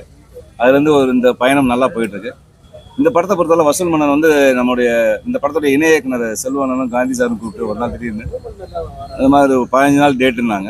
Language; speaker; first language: Tamil; native; Tamil